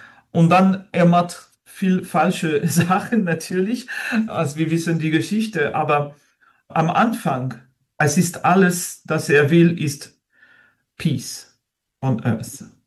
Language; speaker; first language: German; non-native, learner; French